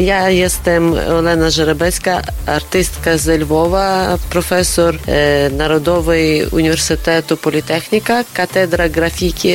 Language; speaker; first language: Polish; non-native, learner; Ukrainian